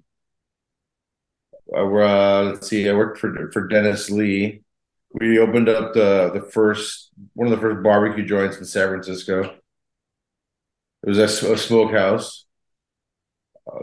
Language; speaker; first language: English; native; English